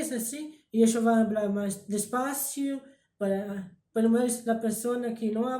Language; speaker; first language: Spanish; early bilingual, heritage; Spanish